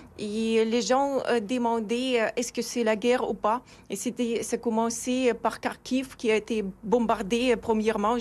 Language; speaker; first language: French; non-native, fluent; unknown